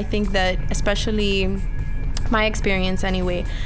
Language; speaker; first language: English; early bilingual, other home language; Spanish